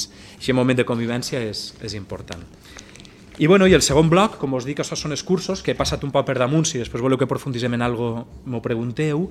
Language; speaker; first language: Catalan; native; Catalan